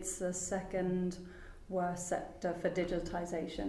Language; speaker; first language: English; native; English